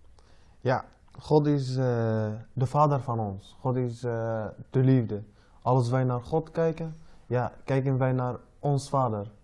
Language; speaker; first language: Dutch; non-native, learner; Arabic